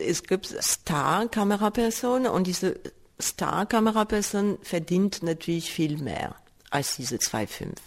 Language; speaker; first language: German; non-native, fluent; French